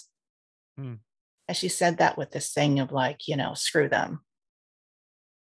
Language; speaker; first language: English; native; English